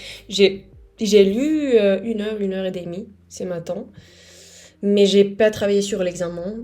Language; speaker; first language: French; non-native, fluent; Spanish